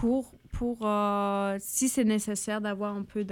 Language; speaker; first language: French; non-native, fluent; German